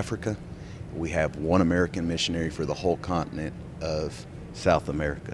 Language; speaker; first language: English; native; English